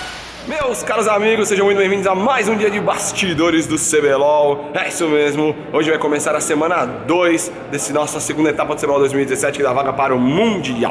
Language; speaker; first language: Portuguese; native; Portuguese